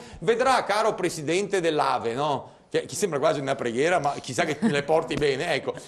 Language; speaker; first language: Italian; native; Italian